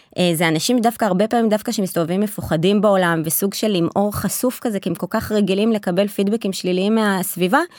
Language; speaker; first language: Hebrew; native; Hebrew